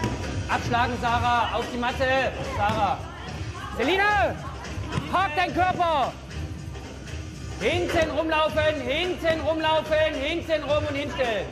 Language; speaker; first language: German; native; German